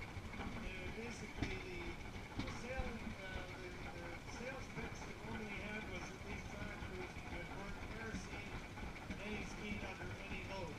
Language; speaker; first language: English; native; English